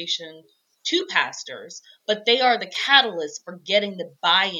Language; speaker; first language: English; native; English